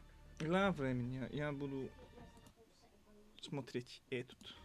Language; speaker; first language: Russian; non-native, learner; English